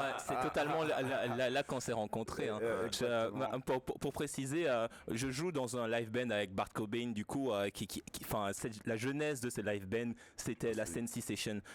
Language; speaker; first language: French; native; French